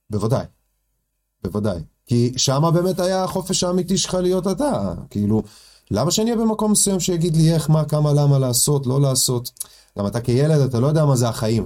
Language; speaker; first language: Hebrew; early bilingual, other home language; Russian